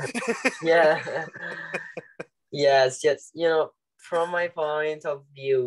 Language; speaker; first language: English; non-native, learner; Italian